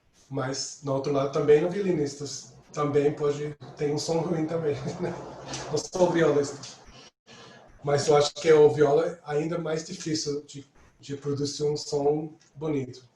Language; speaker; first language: Portuguese; non-native, fluent; English